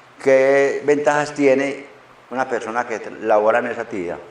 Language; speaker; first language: Spanish; native; Spanish